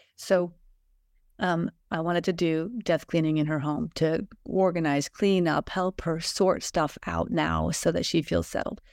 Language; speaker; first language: English; native; English